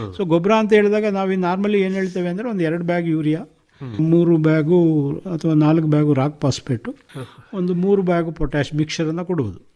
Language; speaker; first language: Kannada; native; Kannada